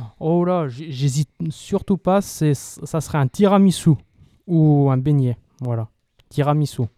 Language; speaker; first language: French; native; French